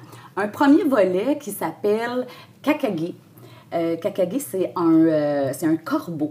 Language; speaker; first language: French; native; French